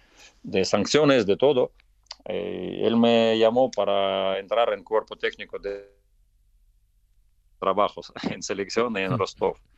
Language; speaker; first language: Spanish; non-native, fluent; Russian